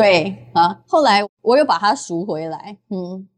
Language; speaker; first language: Chinese; native; Chinese